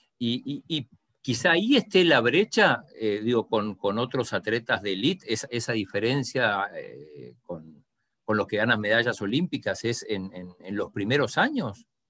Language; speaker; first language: Spanish; native; Spanish